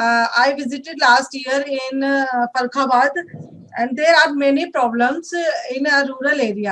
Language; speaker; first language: English; non-native, learner; Hindi